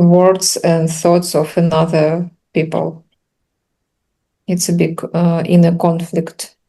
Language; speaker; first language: English; non-native, learner; Russian